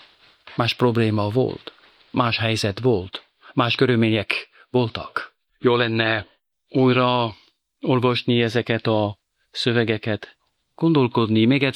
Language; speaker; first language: Hungarian; non-native, fluent; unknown